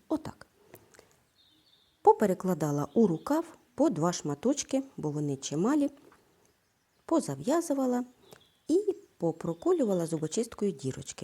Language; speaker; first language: Ukrainian; native; Ukrainian